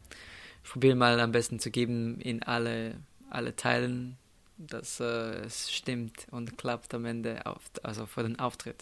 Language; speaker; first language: German; non-native, fluent; Slovenian